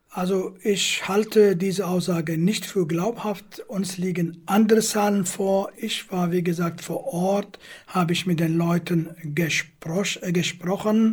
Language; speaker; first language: German; non-native, fluent; Kurdish